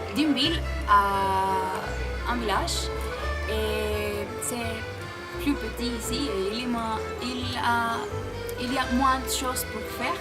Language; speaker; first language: French; non-native, learner; Spanish